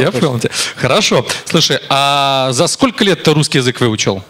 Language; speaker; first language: Russian; native; Russian